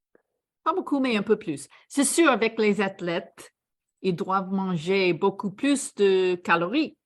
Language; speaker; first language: French; non-native, fluent; English